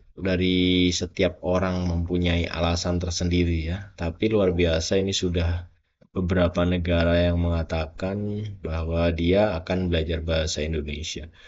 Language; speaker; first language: Indonesian; native; Indonesian